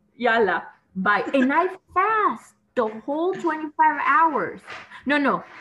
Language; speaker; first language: English; non-native, fluent; Spanish